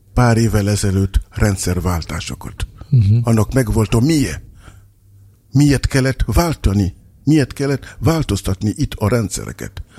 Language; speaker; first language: Hungarian; non-native, fluent; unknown